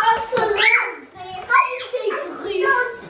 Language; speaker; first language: English; early bilingual, heritage; English